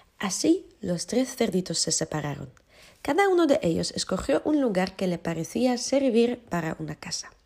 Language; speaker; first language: Spanish; non-native, fluent; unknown